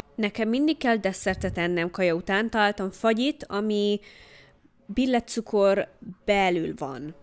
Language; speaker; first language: Hungarian; early bilingual, heritage; Hungarian